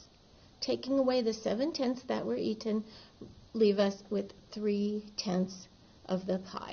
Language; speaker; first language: English; native; English